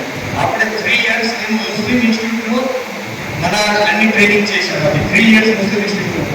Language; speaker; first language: Telugu; non-native, fluent; Marathi